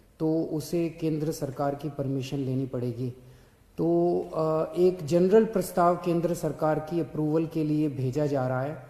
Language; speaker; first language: Hindi; native; Hindi